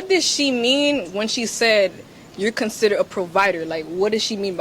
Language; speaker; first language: English; native; English